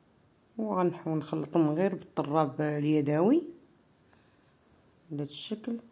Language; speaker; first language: Arabic; native; Arabic